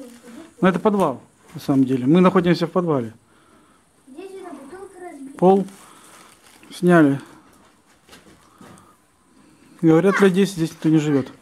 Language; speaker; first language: Russian; native; Russian